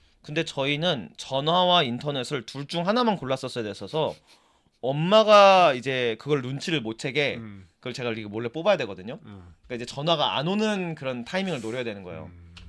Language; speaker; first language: Korean; early bilingual, heritage; Korean